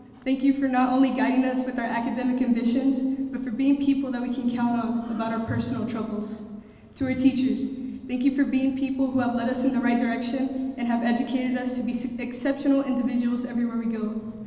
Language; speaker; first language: English; early bilingual, other home language; Spanish